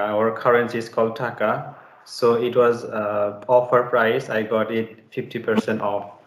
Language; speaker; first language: English; non-native, learner; Bangla